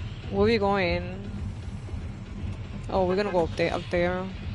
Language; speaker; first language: English; early bilingual, other home language; Spanish